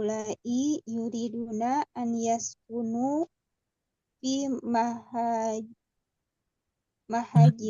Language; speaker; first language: Arabic; non-native, learner; Indonesian